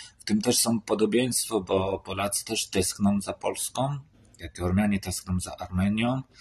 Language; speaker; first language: Polish; non-native, fluent; Armenian